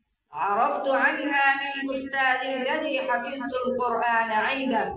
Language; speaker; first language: Arabic; non-native, learner; Urdu